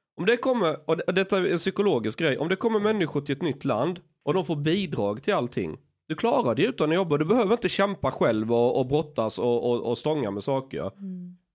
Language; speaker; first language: Swedish; native; Swedish